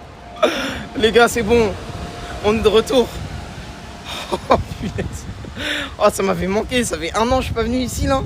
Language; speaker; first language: French; native; French